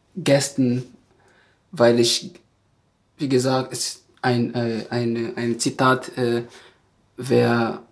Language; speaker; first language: German; non-native, fluent; Malagasy